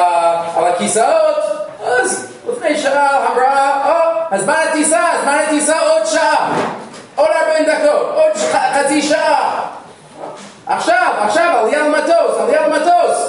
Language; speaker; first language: Hebrew; non-native, fluent; English